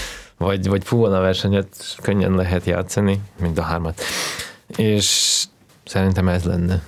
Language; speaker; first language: Hungarian; early bilingual, heritage; Hungarian